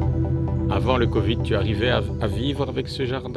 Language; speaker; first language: French; native; French